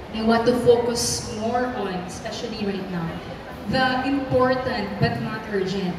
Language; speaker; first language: English; non-native, local second language; Filipino